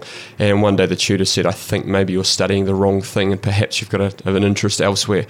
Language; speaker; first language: English; native; English